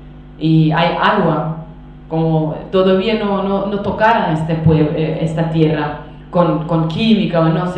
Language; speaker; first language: Spanish; non-native, fluent; Kurdish